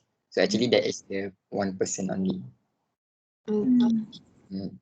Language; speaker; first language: English; non-native, local second language; Malay